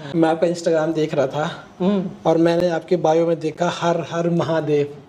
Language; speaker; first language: Hindi; native; Hindi